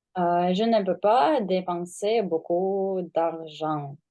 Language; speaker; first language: French; non-native, learner; Russian